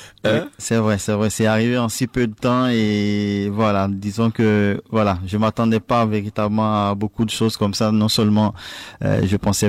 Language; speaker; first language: French; non-native, local second language; Baoulé